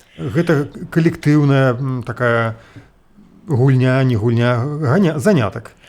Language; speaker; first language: Belarusian; native; Belarusian